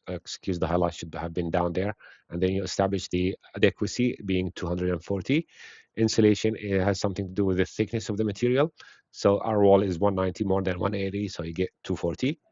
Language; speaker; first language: English; non-native, fluent; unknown